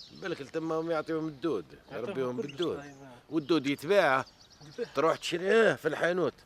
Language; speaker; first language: Arabic; native; Arabic